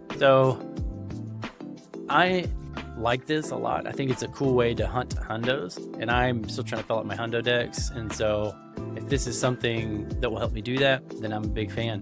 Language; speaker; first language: English; native; English